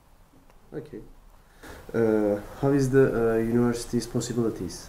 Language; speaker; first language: English; non-native, learner; Turkish